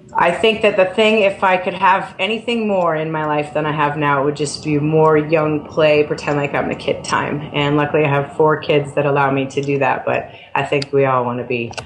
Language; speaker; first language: English; native; English